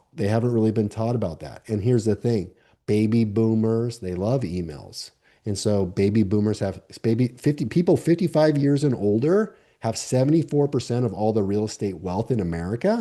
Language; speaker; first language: English; native; English